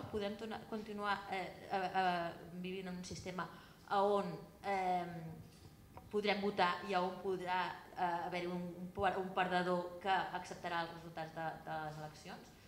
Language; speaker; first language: Catalan; native; Catalan